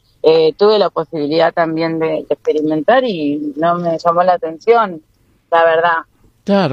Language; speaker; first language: Spanish; native; Spanish